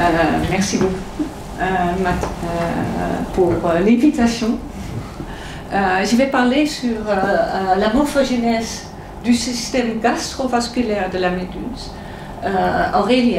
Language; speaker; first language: French; non-native, fluent; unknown